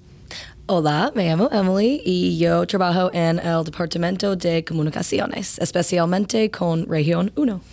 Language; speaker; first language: Spanish; non-native, learner; English